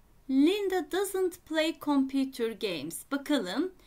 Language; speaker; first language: English; non-native, fluent; Turkish